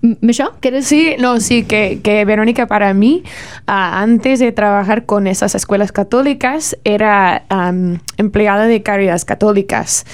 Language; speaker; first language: Spanish; non-native, learner; English